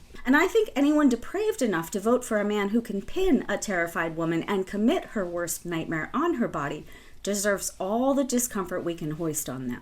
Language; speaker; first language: English; native; English